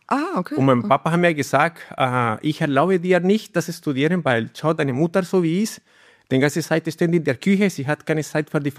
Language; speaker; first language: German; non-native, learner; Spanish